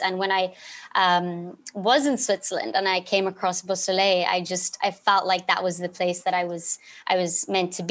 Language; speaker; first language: English; native; English